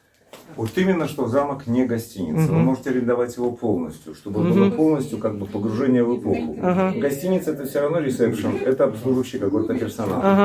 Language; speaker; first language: Russian; native; Russian